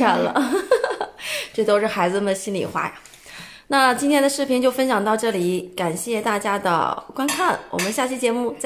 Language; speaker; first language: Chinese; native; Chinese